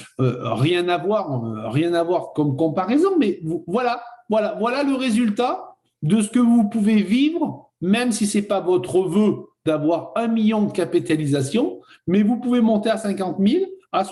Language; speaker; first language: French; native; French